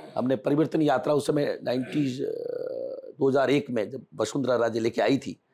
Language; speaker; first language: Hindi; native; Hindi